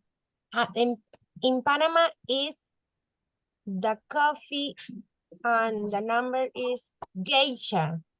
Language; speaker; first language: English; non-native, learner; Spanish